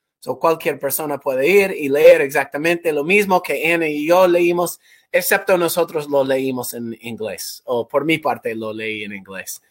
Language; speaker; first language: Spanish; non-native, fluent; English